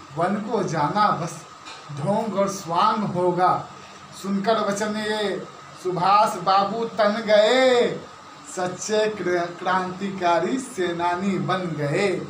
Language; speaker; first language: Hindi; native; Hindi